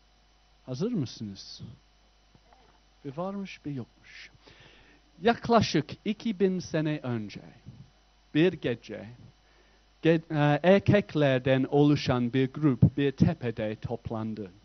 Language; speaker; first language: Turkish; non-native, fluent; English